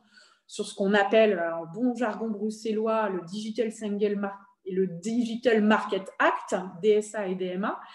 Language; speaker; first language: French; native; French